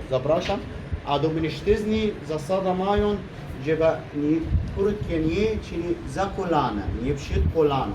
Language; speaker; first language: Polish; non-native, learner; Arabic